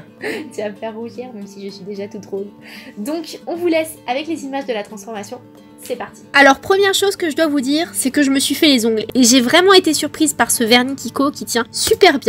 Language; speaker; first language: French; native; French